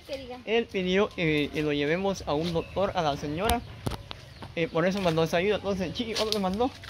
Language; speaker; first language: Spanish; native; Spanish